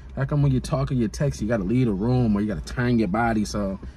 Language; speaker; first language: English; native; English